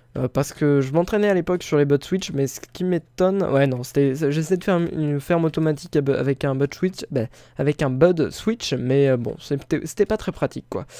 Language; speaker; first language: French; native; French